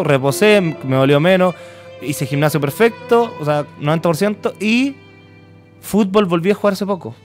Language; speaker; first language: Spanish; native; Spanish